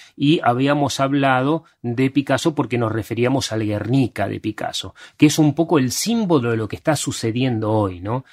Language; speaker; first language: Spanish; early bilingual, other home language; Hungarian